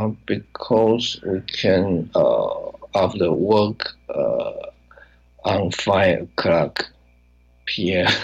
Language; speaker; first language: English; non-native, learner; Chinese